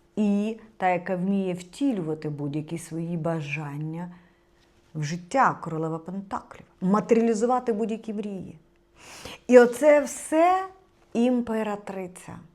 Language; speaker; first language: Ukrainian; non-native, local second language; Russian